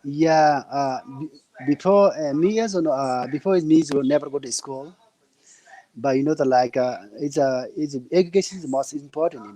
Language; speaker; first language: English; non-native, learner; Nepali